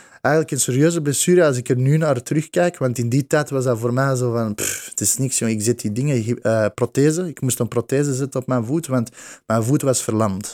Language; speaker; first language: Dutch; early bilingual, other home language; Bosnian